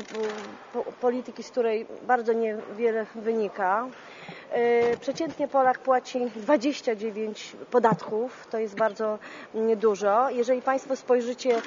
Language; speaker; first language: Polish; native; Polish